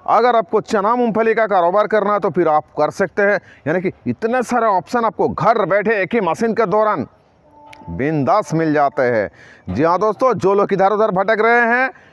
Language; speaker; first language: Hindi; non-native, local second language; Bangla